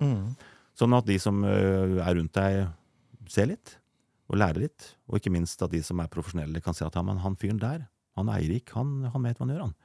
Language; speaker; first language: Norwegian; native; Norwegian